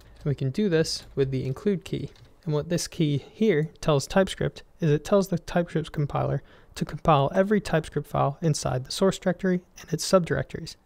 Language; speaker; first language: English; native; English